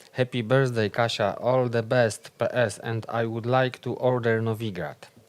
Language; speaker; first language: English; non-native, learner; Polish